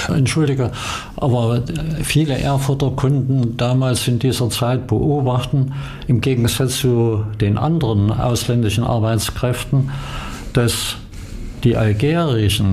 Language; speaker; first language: German; native; German